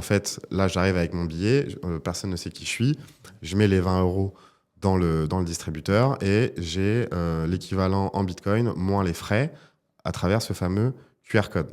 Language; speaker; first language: French; native; French